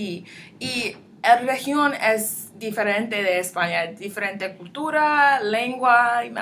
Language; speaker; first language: Spanish; non-native, learner; English